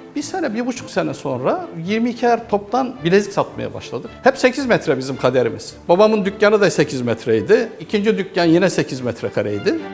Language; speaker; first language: Turkish; native; Turkish